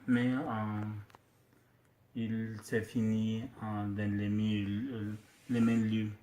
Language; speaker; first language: French; non-native, learner; Spanish